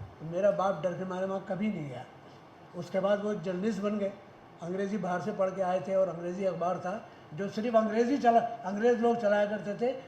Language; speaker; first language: Hindi; native; Hindi